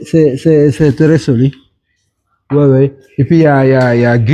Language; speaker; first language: French; non-native, local second language; Wolof